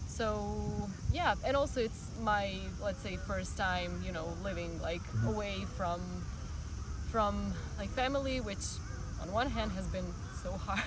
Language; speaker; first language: English; non-native, fluent; Croatian